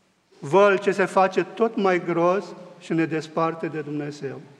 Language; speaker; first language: Romanian; native; Romanian